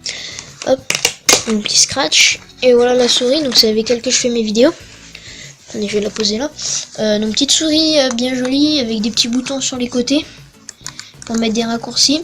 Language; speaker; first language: French; native; French